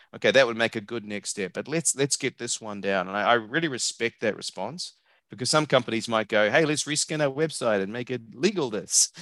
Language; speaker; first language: English; native; English